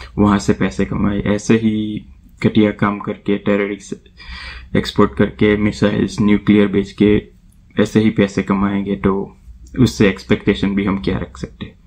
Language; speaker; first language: Hindi; native; Hindi